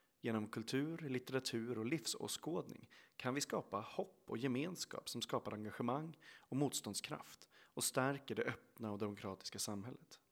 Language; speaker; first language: Swedish; native; Swedish